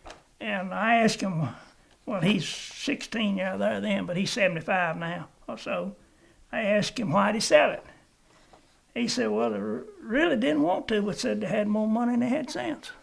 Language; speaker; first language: English; native; English